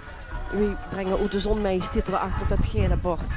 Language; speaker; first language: Dutch; native; Dutch